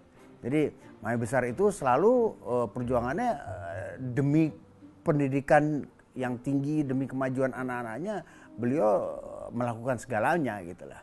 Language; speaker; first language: Indonesian; native; Indonesian